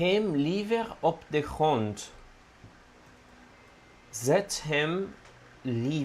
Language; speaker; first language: Dutch; non-native, learner; Italian